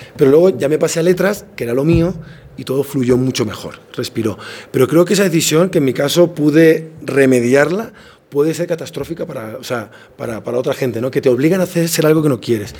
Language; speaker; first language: Spanish; native; Spanish